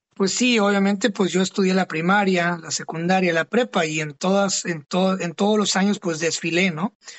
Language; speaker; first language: Spanish; native; Spanish